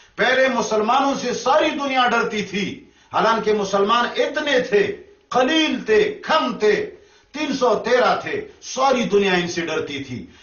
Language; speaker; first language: Urdu; non-native, local second language; Pashto